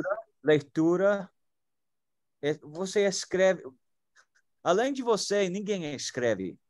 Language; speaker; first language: Portuguese; non-native, fluent; English